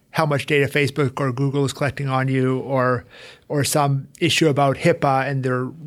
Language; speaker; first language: English; native; English